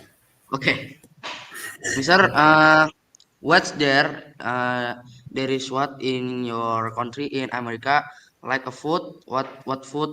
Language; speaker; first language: English; non-native, learner; Indonesian